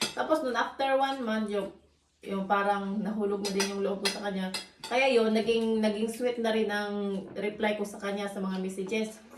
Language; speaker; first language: Filipino; native; Filipino